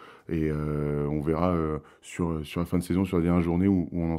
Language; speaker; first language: French; native; French